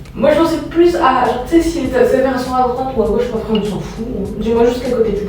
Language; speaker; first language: French; native; French